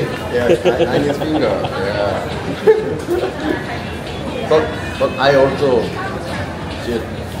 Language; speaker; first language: English; non-native, learner; Korean